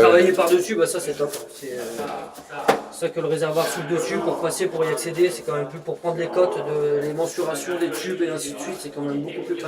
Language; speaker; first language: French; native; French